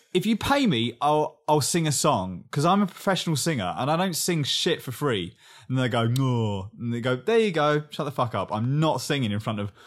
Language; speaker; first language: English; native; English